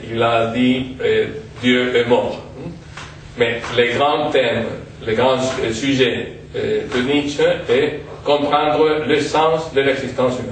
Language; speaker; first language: French; non-native, fluent; Spanish